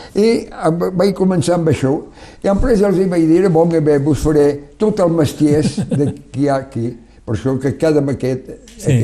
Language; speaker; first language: Catalan; non-native, local second language; French